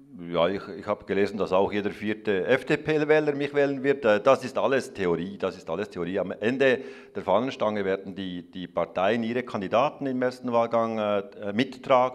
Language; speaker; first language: German; native; German